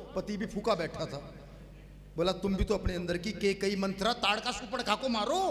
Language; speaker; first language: Hindi; native; Hindi